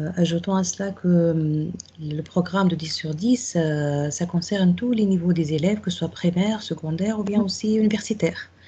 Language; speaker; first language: French; non-native, local second language; Arabic